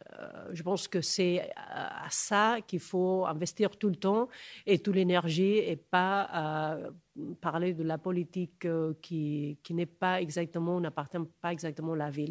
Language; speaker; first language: French; non-native, fluent; Catalan